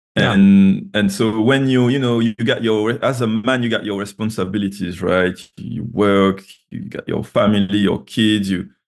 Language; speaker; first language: English; non-native, fluent; French